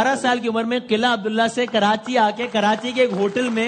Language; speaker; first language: Urdu; native; Urdu